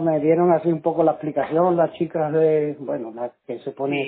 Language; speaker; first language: Spanish; native; Spanish